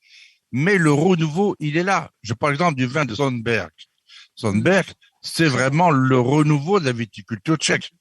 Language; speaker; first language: French; native; French